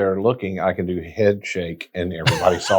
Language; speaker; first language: English; native; English